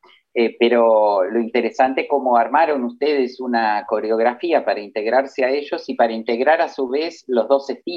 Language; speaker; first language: Spanish; native; Spanish